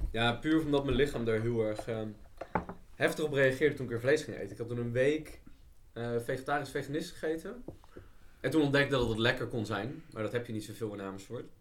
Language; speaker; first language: Dutch; native; Dutch